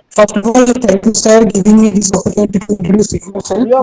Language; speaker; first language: English; non-native, learner; Bangla